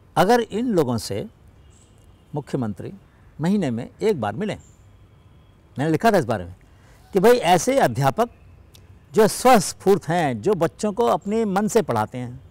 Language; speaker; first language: Hindi; native; Hindi